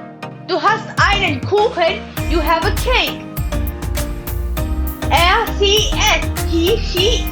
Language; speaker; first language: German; non-native, learner; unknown